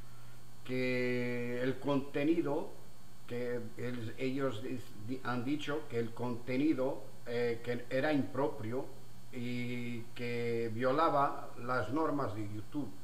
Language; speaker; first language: Spanish; non-native, fluent; Portuguese